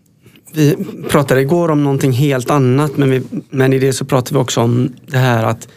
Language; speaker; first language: Swedish; native; Swedish